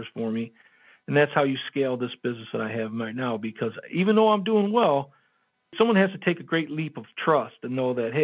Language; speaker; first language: English; native; English